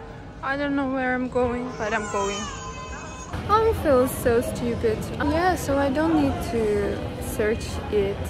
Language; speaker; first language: English; non-native, learner; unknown